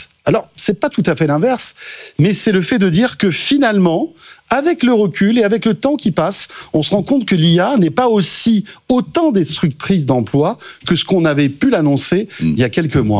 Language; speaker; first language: French; native; French